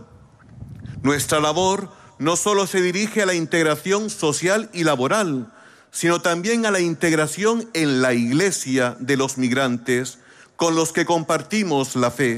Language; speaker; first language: Spanish; native; Spanish